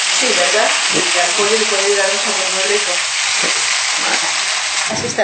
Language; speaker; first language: Spanish; native; Spanish